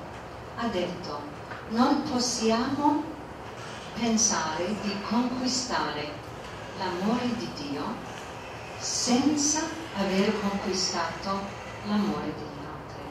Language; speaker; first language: Italian; non-native, fluent; English